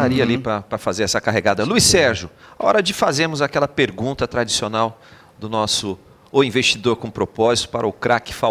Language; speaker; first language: Portuguese; native; Portuguese